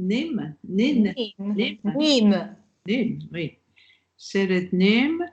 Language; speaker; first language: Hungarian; non-native, learner; French